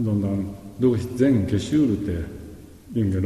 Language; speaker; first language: German; non-native, learner; Japanese